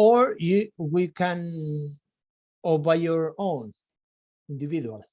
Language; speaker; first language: English; non-native, fluent; Spanish